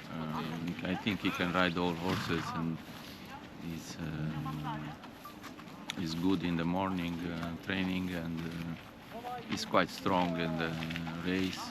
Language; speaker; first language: English; non-native, fluent; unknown